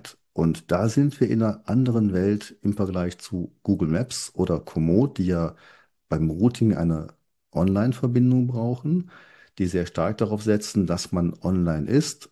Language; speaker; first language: German; native; German